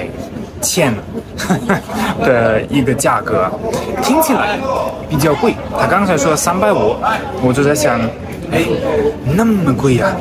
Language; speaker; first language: Chinese; non-native, fluent; German